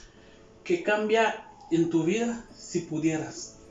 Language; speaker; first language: Spanish; non-native, learner; Haitian Creole